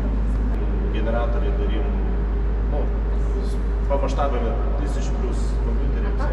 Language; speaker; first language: Russian; non-native, learner; Lithuanian